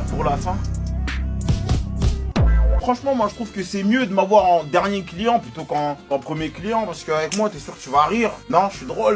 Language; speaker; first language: French; native; French